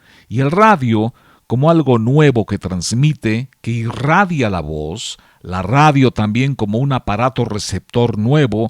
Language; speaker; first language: Spanish; native; Spanish